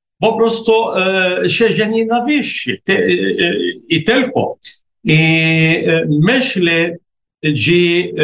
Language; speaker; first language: Polish; non-native, fluent; Arabic